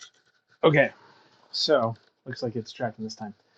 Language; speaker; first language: English; native; English